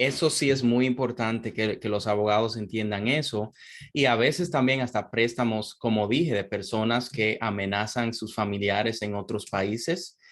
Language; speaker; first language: Spanish; non-native, fluent; English